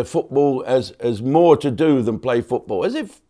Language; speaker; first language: English; native; English